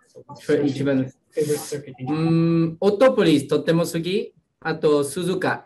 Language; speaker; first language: Japanese; non-native, learner; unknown